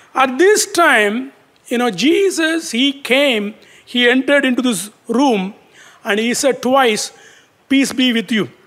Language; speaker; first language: English; non-native, local second language; Tamil